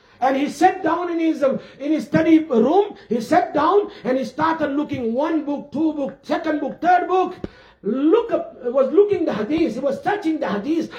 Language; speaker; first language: English; non-native, local second language; Urdu